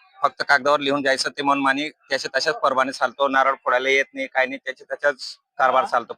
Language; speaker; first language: Marathi; non-native, local second language; Bhili